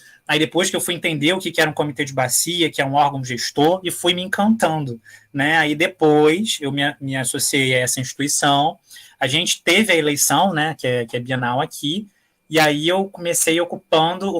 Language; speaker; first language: Portuguese; native; Portuguese